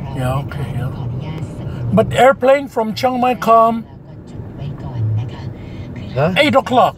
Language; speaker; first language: English; non-native, learner; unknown